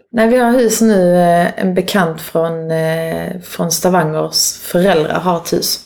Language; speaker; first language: Swedish; native; Swedish